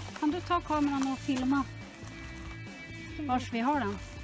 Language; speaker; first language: Swedish; native; Swedish